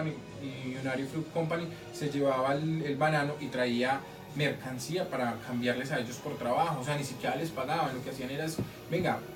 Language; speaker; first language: Spanish; native; Spanish